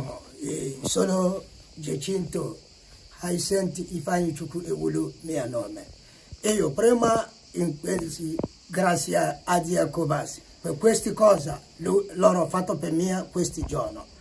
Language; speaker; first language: Italian; non-native, learner; Igbo